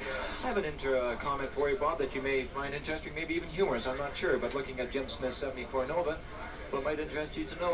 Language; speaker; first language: English; native; English